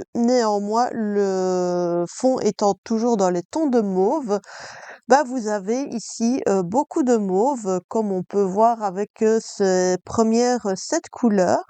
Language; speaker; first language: French; native; French